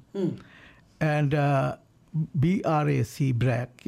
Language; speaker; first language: English; non-native, local second language; Bangla